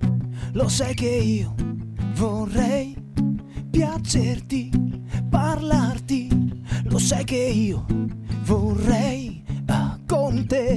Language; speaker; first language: Italian; native; Italian